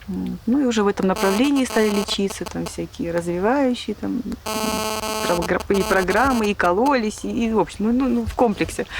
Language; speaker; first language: Russian; native; Russian